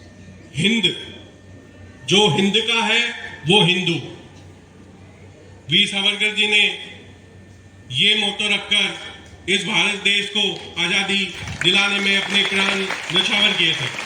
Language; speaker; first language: Hindi; native; Hindi